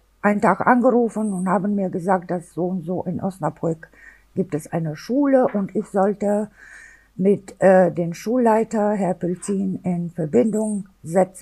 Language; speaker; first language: German; non-native, local second language; Albanian